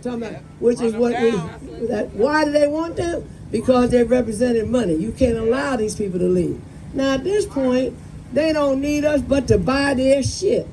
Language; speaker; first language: English; native; English